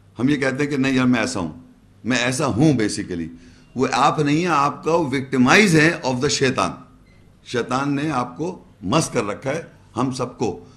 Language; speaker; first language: Urdu; native; Urdu